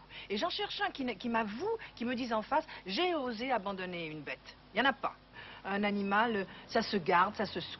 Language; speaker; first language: French; native; French